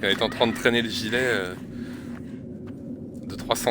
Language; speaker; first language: French; native; French